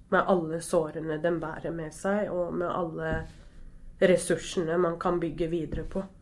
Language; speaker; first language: Norwegian; early bilingual, other home language; Arabic